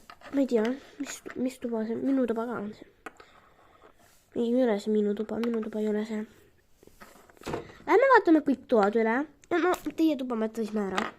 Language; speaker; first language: Estonian; non-native, local second language; Russian